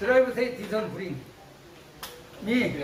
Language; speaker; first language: English; non-native, learner; Korean